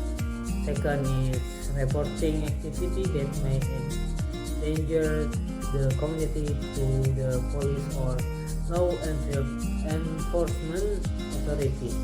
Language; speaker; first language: English; non-native, learner; Indonesian